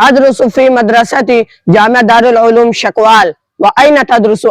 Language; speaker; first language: Arabic; non-native, learner; Urdu